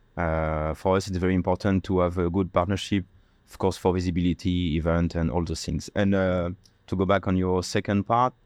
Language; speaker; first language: English; non-native, fluent; French